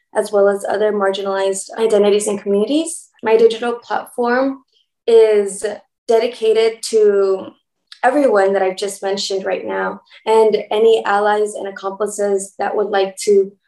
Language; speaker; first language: English; early bilingual, other home language; Spanish